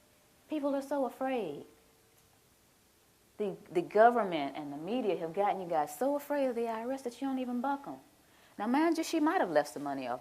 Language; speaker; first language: English; native; English